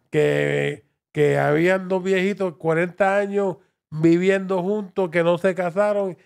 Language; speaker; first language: Spanish; early bilingual, heritage; Spanish